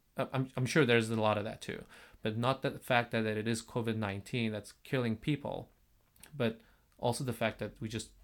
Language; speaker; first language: English; non-native, fluent; Korean